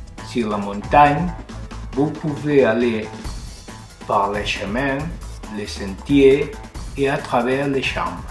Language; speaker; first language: French; non-native, learner; Spanish